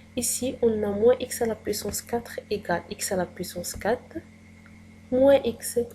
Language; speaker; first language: French; non-native, local second language; Arabic